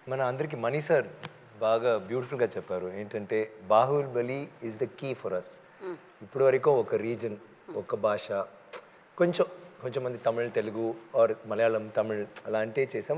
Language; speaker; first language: Telugu; non-native, local second language; Tamil